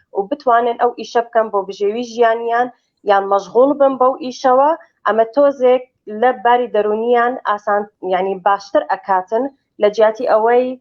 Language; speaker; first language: Central Kurdish; non-native, local second language; Kurdish